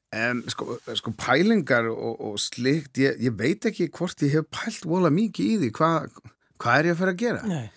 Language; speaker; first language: Icelandic; non-native, fluent; Faroese